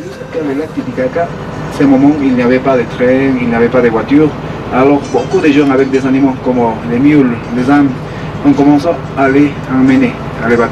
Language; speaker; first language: French; non-native, learner; Spanish